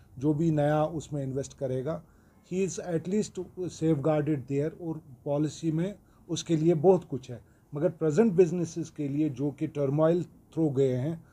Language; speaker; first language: Hindi; non-native, local second language; Kashmiri